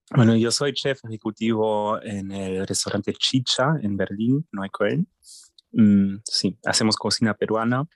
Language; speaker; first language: Spanish; early bilingual, heritage; German